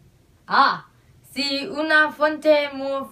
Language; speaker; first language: Spanish; non-native, learner; English